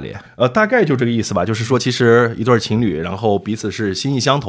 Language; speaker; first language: Chinese; native; Chinese